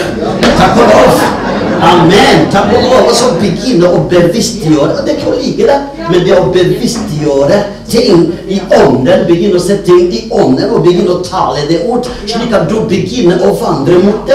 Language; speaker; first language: Norwegian; non-native, fluent; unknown